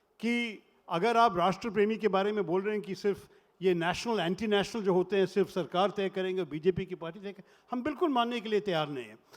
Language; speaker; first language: Hindi; non-native, local second language; Malayalam